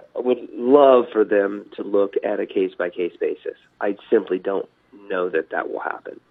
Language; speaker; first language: English; native; English